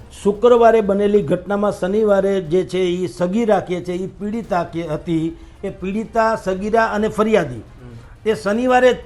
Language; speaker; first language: Gujarati; native; Gujarati